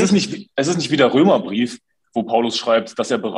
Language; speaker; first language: German; native; German